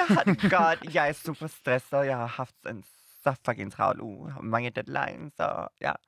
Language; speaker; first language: Danish; native; Danish